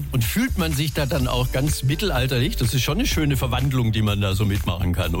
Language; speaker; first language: German; native; German